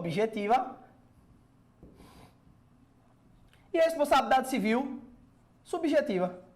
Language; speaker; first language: Portuguese; native; Portuguese